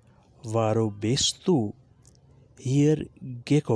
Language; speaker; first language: German; non-native, learner; Urdu